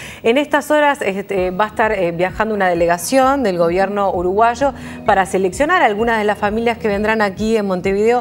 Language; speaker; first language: Spanish; native; Spanish